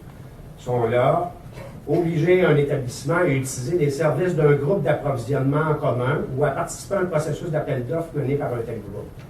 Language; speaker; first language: French; native; French